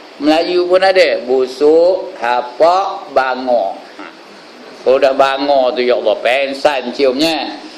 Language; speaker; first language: Malay; native; Malay